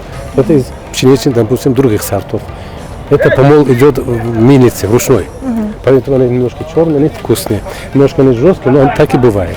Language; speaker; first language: Russian; non-native, fluent; Tajik